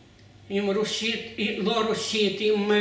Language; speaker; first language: Hebrew; non-native, fluent; Russian